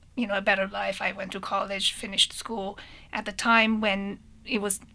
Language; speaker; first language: English; non-native, fluent; Persian